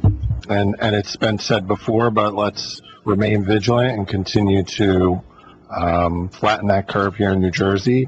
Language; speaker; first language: English; native; English